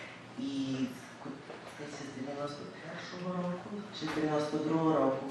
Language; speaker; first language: Ukrainian; early bilingual, heritage; Ukrainian